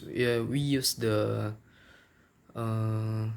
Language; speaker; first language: English; non-native, local second language; Minangkabau